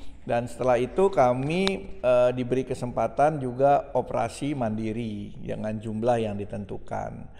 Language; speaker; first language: Indonesian; native; Indonesian